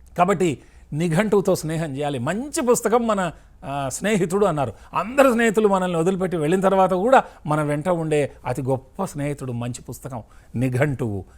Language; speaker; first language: Telugu; native; Telugu